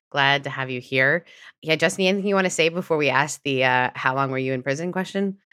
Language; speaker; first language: English; native; English